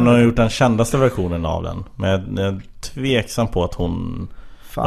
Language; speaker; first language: Swedish; native; Swedish